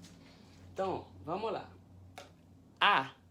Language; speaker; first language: Portuguese; non-native, fluent; Haitian Creole